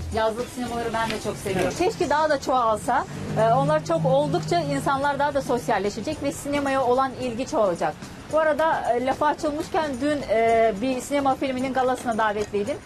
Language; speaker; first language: Turkish; non-native, fluent; Azerbaijani